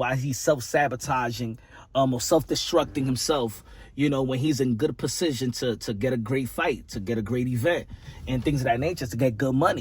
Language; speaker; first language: English; native; English